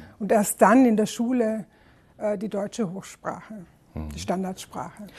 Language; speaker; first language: German; native; German